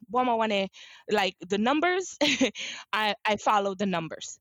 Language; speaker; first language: English; non-native, fluent; Wolof